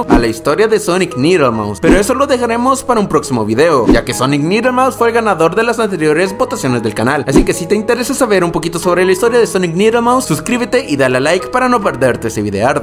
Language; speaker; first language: Spanish; native; Spanish